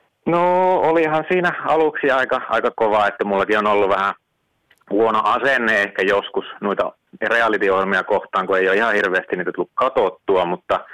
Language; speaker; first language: Finnish; native; Finnish